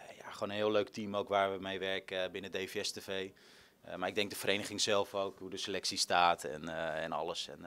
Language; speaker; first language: Dutch; native; Dutch